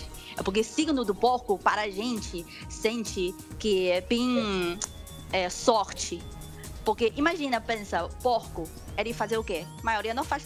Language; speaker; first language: Portuguese; non-native, learner; Chinese